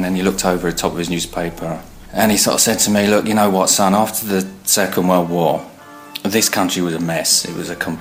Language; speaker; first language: English; native; English